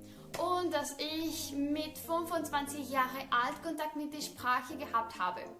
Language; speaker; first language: German; non-native, learner; Spanish